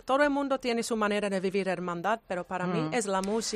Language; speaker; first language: Spanish; non-native, fluent; English